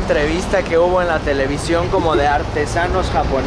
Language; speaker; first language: Spanish; native; Spanish